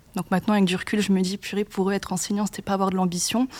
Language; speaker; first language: French; native; French